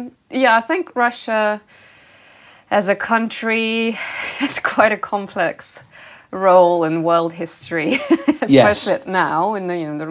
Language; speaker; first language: English; non-native, fluent; Russian